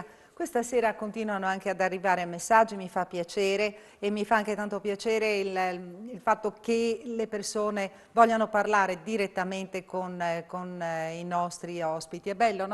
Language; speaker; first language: Italian; native; Italian